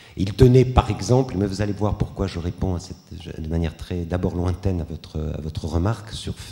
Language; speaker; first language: French; native; French